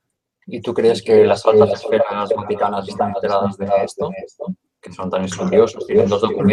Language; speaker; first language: Spanish; native; Spanish